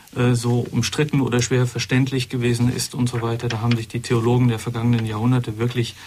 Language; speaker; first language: German; native; German